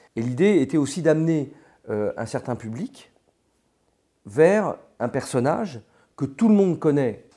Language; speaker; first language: French; native; French